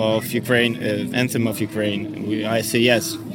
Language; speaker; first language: English; non-native, learner; Ukrainian